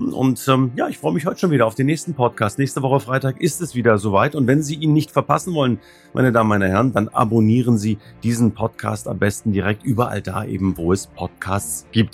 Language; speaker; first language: German; native; German